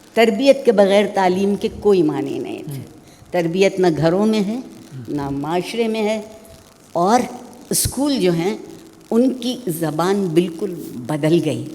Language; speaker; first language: Urdu; native; Urdu